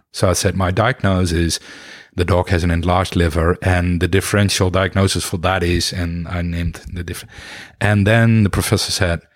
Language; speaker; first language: English; non-native, fluent; Dutch